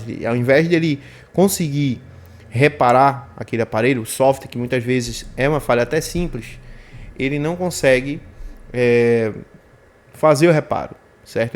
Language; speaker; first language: Portuguese; native; Portuguese